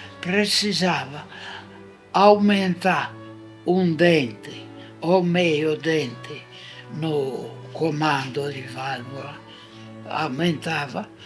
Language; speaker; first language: Portuguese; non-native, fluent; Italian